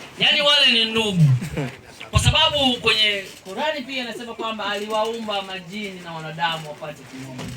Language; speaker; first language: Swahili; native; Swahili